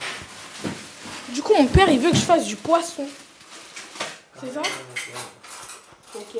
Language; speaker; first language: French; native; French